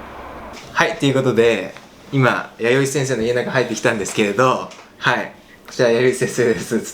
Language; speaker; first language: Japanese; native; Japanese